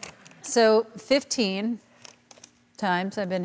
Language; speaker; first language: English; native; English